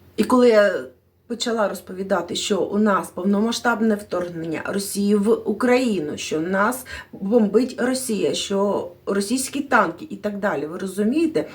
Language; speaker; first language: Ukrainian; non-native, local second language; Russian